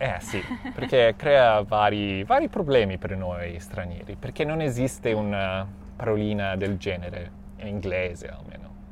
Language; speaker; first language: Italian; non-native, fluent; English